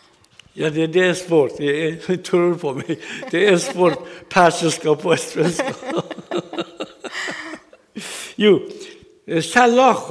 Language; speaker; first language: Swedish; non-native, learner; Persian